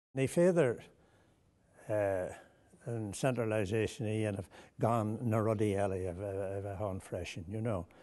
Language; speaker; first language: Irish; non-native, local second language; English